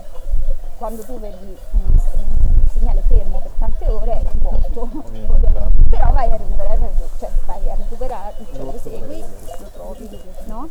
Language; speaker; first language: Italian; native; Italian